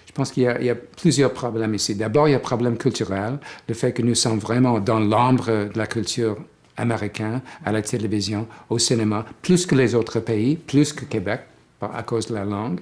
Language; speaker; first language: French; non-native, fluent; English